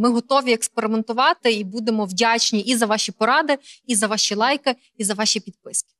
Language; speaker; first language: Ukrainian; native; Ukrainian